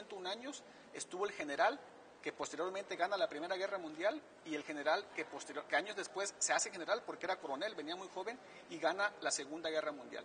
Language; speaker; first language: Spanish; native; Spanish